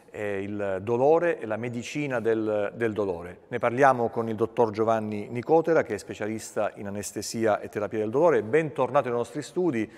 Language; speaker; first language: Italian; native; Italian